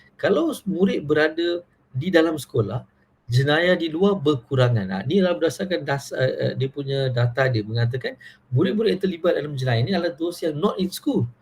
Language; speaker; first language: Malay; non-native, local second language; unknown